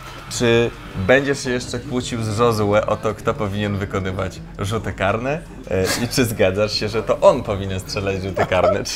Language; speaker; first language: Polish; native; Polish